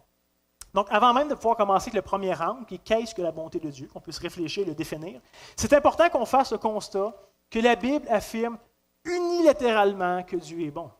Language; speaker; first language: French; native; French